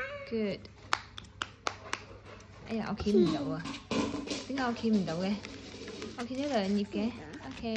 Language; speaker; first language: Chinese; non-native, local second language; Cantonese